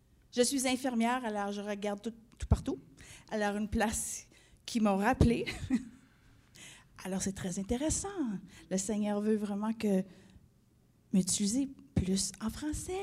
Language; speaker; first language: French; non-native, fluent; English